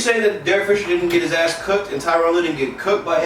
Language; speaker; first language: English; native; English